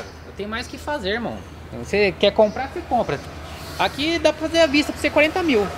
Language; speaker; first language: Portuguese; native; Portuguese